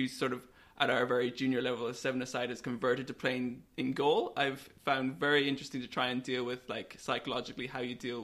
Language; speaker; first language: English; native; English